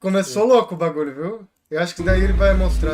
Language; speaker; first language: Portuguese; native; Portuguese